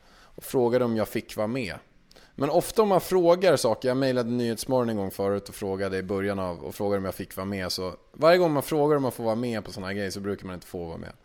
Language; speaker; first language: Swedish; early bilingual, other home language; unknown